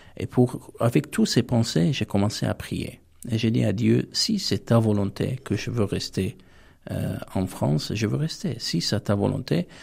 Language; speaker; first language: French; non-native, fluent; Armenian